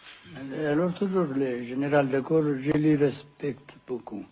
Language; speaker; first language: French; non-native, fluent; Amharic